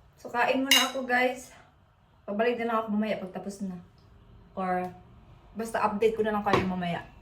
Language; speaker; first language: Filipino; non-native, local second language; Cebuano